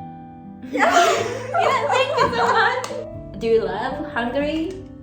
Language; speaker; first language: English; non-native, learner; Japanese